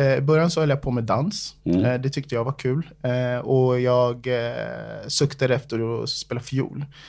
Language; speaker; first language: Swedish; early bilingual, other home language; English